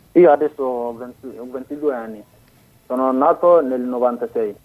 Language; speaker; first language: Italian; non-native, learner; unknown